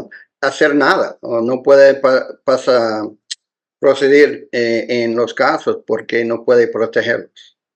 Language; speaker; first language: Spanish; non-native, learner; English